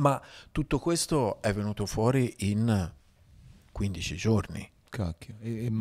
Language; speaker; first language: Italian; native; Italian